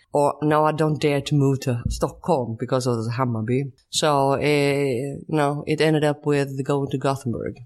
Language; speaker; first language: English; non-native, fluent; Swedish